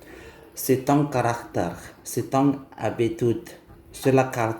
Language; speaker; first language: French; non-native, learner; Indonesian